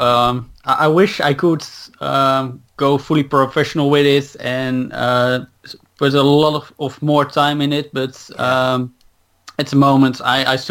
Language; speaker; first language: English; non-native, fluent; Dutch